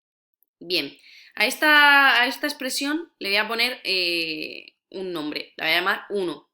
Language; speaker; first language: Spanish; native; Spanish